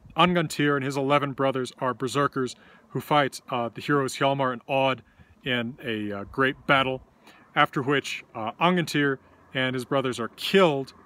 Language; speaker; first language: English; native; English